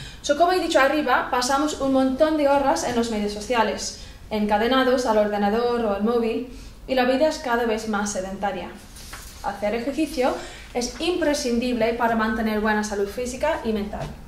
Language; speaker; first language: Spanish; non-native, fluent; English